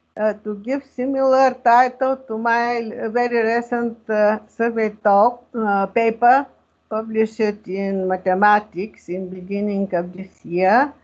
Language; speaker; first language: English; non-native, fluent; Bulgarian